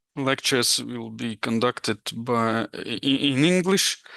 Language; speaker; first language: English; non-native, fluent; Latvian